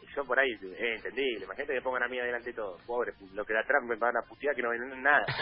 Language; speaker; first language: Spanish; native; Spanish